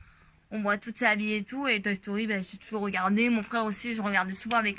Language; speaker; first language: French; native; French